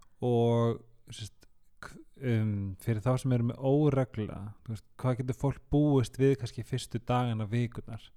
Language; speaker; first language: Icelandic; native; Icelandic